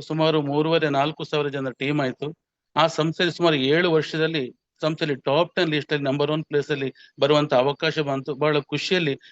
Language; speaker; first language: Kannada; native; Kannada